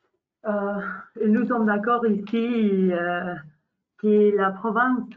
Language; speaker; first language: French; non-native, learner; Spanish